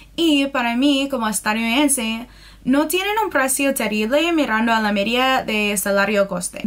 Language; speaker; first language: Spanish; non-native, fluent; English